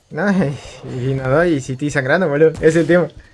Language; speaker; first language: Spanish; native; Spanish